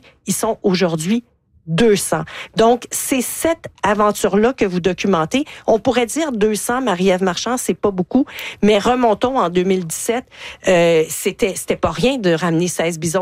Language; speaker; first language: French; native; French